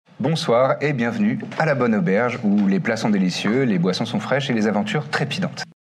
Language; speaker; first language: French; native; French